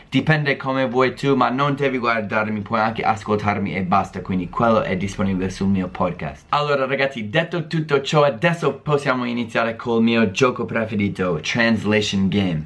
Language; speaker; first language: Italian; non-native, fluent; English